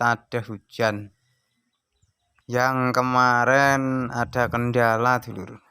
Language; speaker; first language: Indonesian; non-native, local second language; Javanese